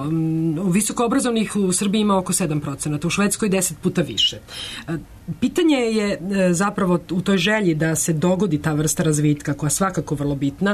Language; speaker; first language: Serbian; native; Serbian